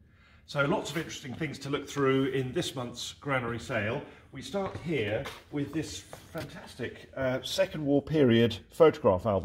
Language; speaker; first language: English; native; English